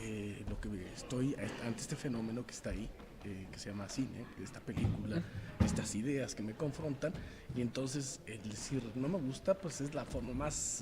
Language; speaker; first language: Spanish; native; Spanish